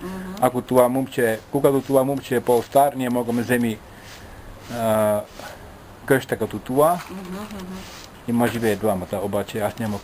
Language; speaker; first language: Bulgarian; non-native, learner; Finnish